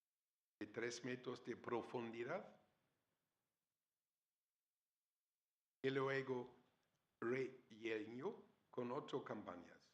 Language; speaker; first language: Spanish; non-native, fluent; German